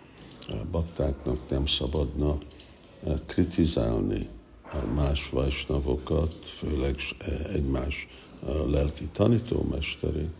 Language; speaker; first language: Hungarian; early bilingual, heritage; Hungarian